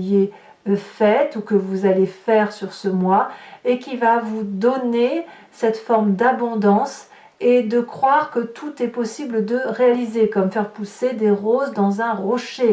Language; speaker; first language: French; native; French